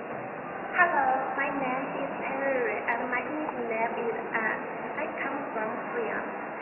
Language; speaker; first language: English; non-native, learner; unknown